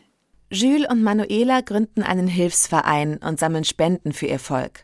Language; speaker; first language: German; native; German